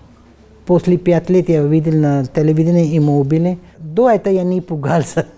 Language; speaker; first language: Russian; non-native, learner; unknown